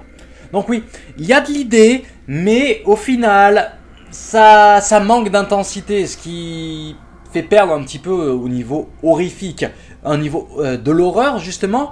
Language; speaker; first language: French; native; French